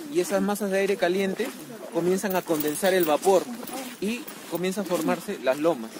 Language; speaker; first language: Spanish; native; Spanish